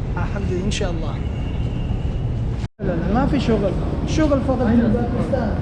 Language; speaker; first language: Arabic; non-native, learner; Urdu